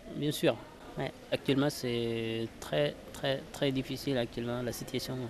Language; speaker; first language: French; non-native, local second language; Fula